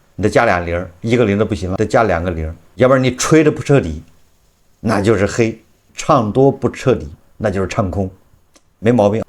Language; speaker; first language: Chinese; native; Chinese